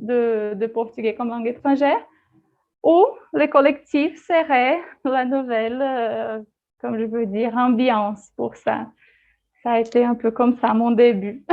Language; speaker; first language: French; non-native, fluent; Portuguese